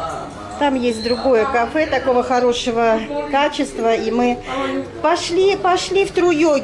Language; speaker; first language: Russian; native; Russian